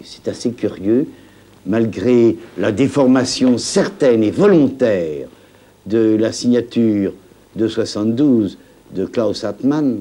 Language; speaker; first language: French; native; French